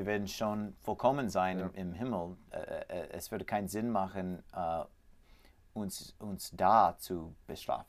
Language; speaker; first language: German; non-native, learner; English